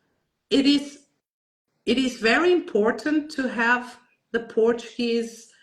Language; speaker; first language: English; non-native, learner; Portuguese